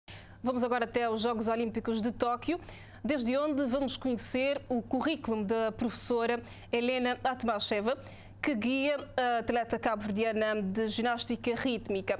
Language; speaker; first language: Portuguese; non-native, local second language; Kabuverdianu